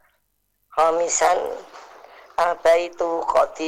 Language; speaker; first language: Arabic; non-native, learner; Indonesian